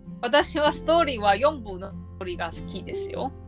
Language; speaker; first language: Japanese; non-native, learner; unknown